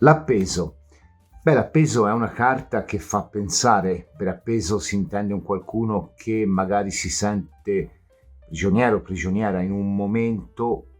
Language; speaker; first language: Italian; native; Italian